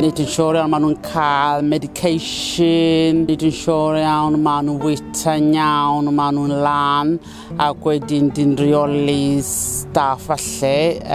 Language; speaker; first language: Welsh; non-native, fluent; Southern Sotho